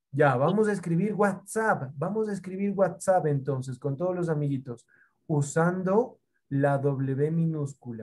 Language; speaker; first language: Spanish; native; Spanish